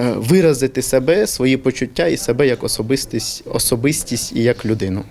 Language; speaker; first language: Ukrainian; non-native, local second language; Turkish